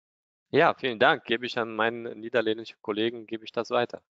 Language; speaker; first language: German; native; German